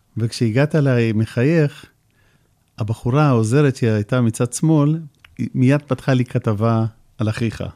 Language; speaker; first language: Hebrew; native; Hebrew